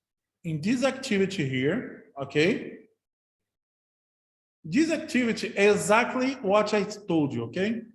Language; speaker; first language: English; non-native, fluent; Portuguese